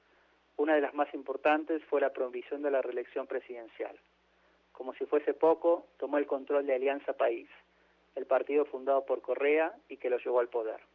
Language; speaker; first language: Spanish; native; Spanish